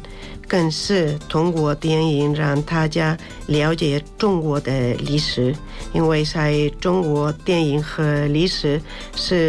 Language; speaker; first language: Chinese; non-native, learner; Spanish